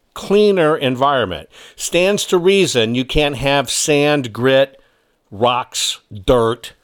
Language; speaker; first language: English; early bilingual, other home language; German